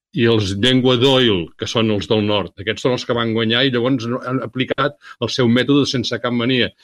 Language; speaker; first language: Catalan; native; Catalan